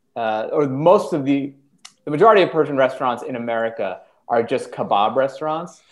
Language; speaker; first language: English; early bilingual, other home language; Persian